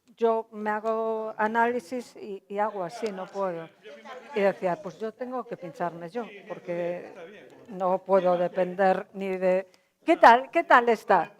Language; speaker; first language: Spanish; non-native, local second language; Galician